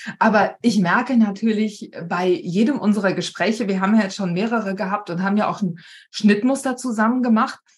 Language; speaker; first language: German; native; German